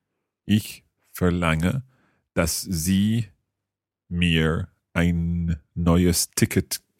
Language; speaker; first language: German; non-native, learner; English